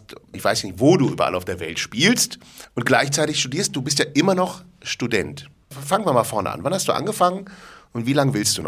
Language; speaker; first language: German; native; German